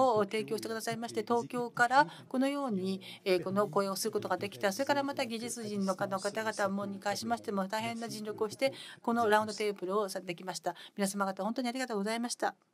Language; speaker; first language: Japanese; non-native, fluent; French